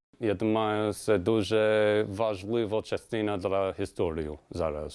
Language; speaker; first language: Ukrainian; non-native, learner; English